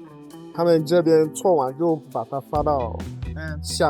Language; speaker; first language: Chinese; non-native, fluent; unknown